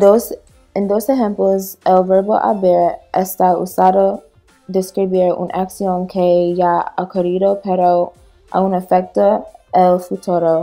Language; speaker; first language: Spanish; non-native, learner; English